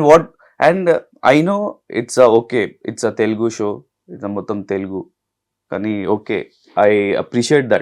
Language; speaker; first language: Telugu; non-native, learner; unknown